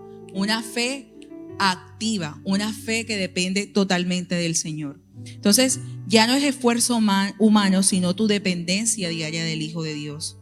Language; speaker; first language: Spanish; native; Spanish